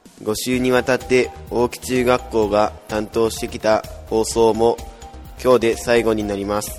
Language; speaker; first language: Japanese; native; Japanese